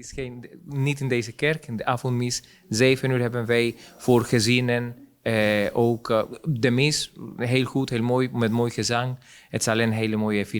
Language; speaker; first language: Dutch; non-native, fluent; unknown